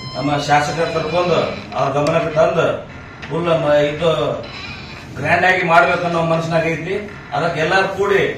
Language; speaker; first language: Kannada; non-native, local second language; Lambadi